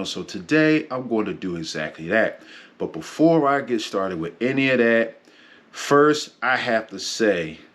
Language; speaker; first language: English; native; English